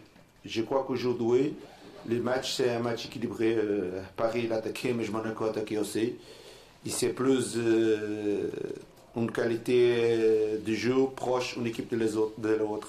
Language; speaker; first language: French; non-native, learner; Portuguese